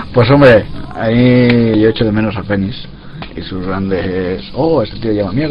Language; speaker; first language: Spanish; native; Spanish